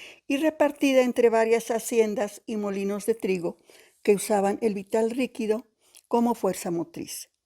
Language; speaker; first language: Spanish; native; Spanish